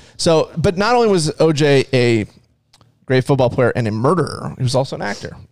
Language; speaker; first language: English; native; English